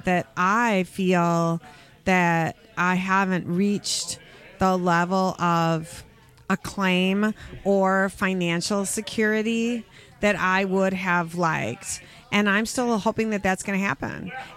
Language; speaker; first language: English; native; English